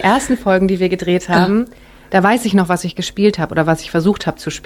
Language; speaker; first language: German; early bilingual, other home language; Japanese